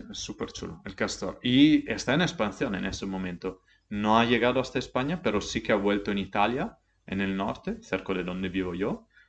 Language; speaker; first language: Spanish; non-native, fluent; Italian